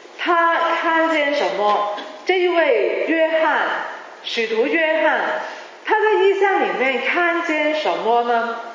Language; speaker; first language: Chinese; non-native, local second language; Cantonese